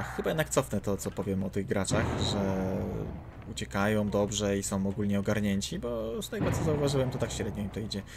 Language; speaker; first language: Polish; native; Polish